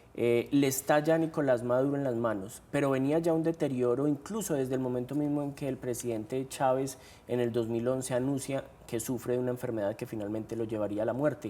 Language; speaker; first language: Spanish; native; Spanish